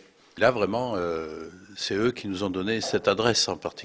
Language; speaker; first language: French; native; French